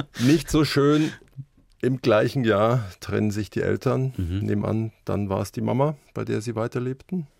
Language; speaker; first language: German; native; German